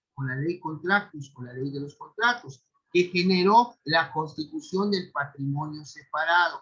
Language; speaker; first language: Spanish; native; Spanish